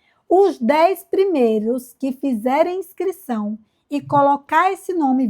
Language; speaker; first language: Portuguese; native; Portuguese